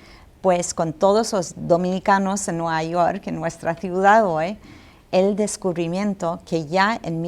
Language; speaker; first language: Spanish; non-native, fluent; English